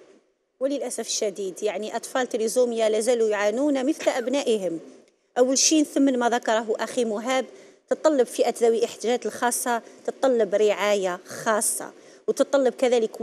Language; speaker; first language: Arabic; native; Arabic